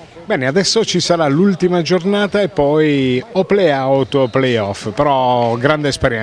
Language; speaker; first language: Italian; native; Italian